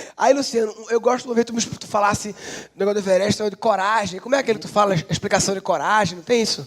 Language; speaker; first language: Portuguese; native; Portuguese